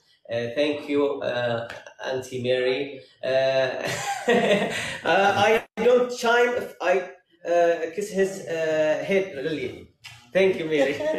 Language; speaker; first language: English; non-native, learner; Arabic